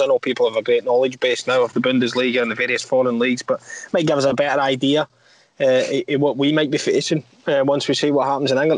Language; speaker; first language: English; native; English